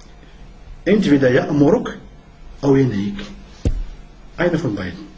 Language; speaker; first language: German; non-native, learner; Arabic